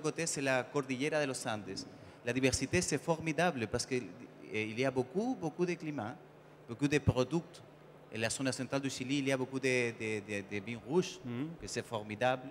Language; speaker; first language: French; non-native, learner; Spanish